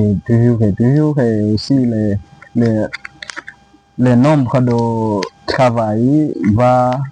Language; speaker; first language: French; non-native, learner; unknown